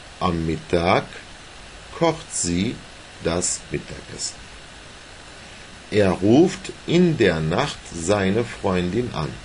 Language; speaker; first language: German; non-native, fluent; Turkish